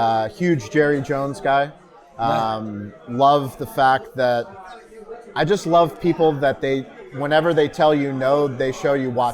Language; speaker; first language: English; native; English